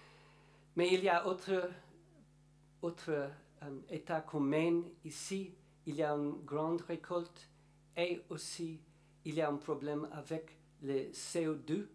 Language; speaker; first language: French; non-native, learner; English